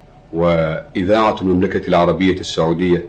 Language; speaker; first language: Arabic; native; Arabic